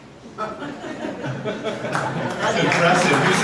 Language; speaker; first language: English; native; English